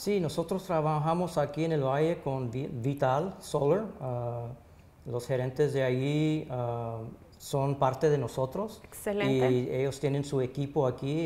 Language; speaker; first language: Spanish; early bilingual, heritage; Spanish